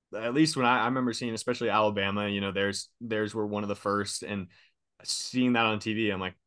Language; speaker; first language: English; native; English